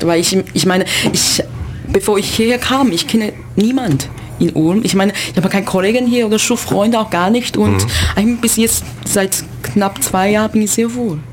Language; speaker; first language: German; non-native, learner; Chinese